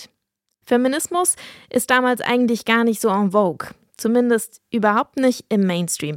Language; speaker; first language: German; early bilingual, other home language; English